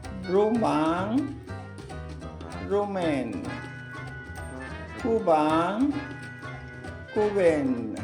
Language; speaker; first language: French; non-native, fluent; Portuguese